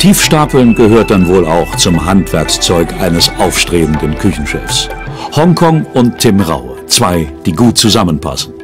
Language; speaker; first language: German; native; German